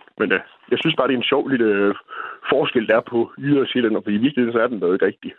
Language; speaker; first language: Danish; native; Danish